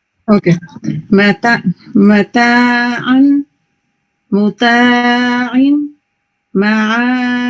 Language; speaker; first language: Arabic; non-native, learner; Urdu